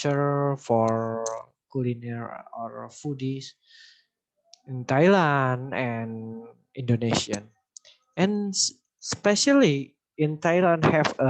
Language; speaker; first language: English; non-native, learner; Indonesian